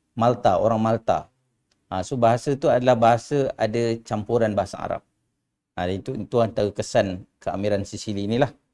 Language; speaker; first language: Malay; native; Malay